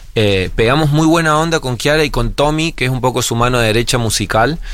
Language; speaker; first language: Spanish; native; Spanish